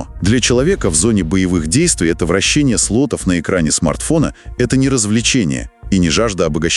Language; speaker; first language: Russian; native; Russian